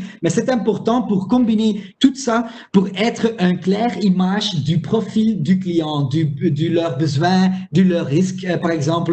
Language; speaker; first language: French; non-native, local second language; Dutch